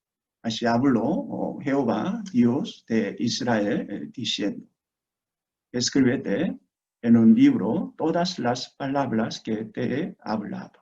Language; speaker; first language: Spanish; non-native, fluent; Korean